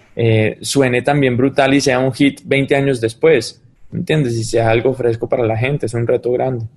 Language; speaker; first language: Spanish; early bilingual, heritage; Spanish